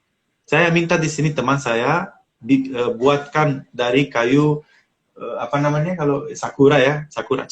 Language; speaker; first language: Indonesian; non-native, fluent; Romanian